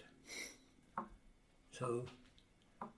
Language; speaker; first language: English; native; English